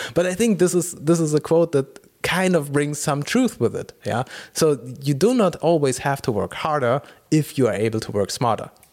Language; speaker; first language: English; non-native, fluent; German